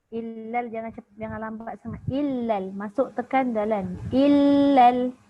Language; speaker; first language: Malay; native; Malay